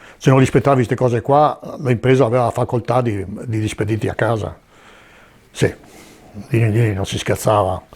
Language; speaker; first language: Italian; native; Italian